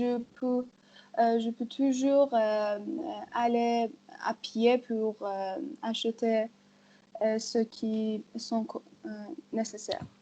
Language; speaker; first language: French; non-native, learner; Persian